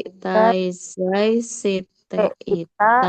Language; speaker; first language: Japanese; non-native, learner; Indonesian